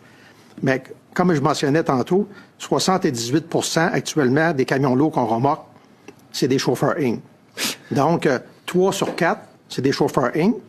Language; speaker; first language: French; native; French